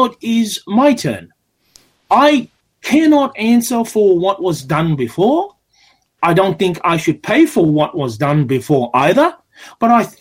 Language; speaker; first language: English; native; English